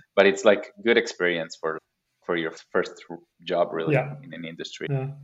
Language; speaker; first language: English; non-native, fluent; Hebrew